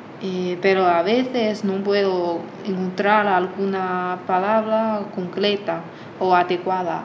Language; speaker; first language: Spanish; non-native, fluent; Chinese